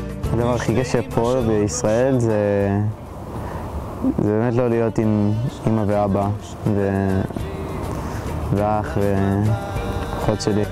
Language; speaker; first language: Hebrew; early bilingual, heritage; Hebrew